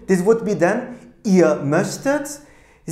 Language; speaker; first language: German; non-native, fluent; Turkish